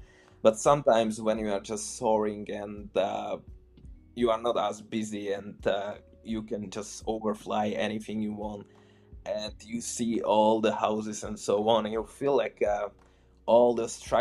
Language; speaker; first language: English; non-native, fluent; Czech